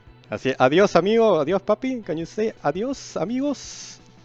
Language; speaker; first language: Spanish; native; Spanish